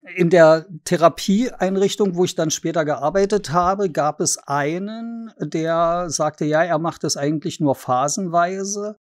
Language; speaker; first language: German; native; German